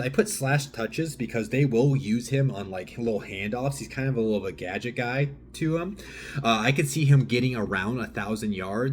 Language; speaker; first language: English; native; English